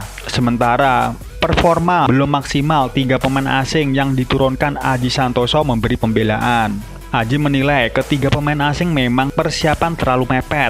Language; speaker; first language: Indonesian; non-native, local second language; Javanese